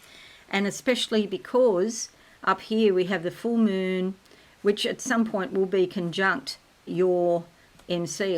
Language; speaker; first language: English; native; English